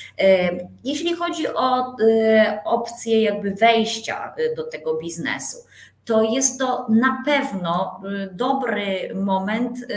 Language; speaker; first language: Polish; native; Polish